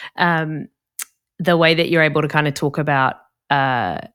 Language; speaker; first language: English; native; English